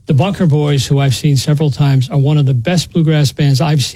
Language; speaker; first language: English; native; English